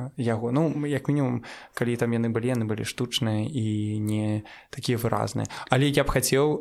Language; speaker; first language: Belarusian; non-native, local second language; Russian